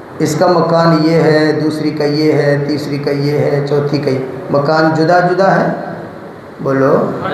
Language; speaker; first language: Urdu; non-native, local second language; Punjabi